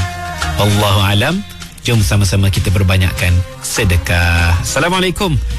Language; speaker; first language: Malay; native; Malay